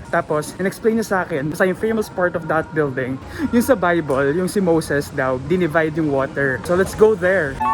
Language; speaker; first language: Filipino; native; Filipino